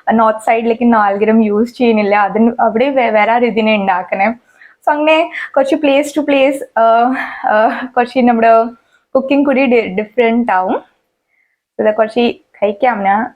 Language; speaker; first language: Malayalam; non-native, fluent; Hindi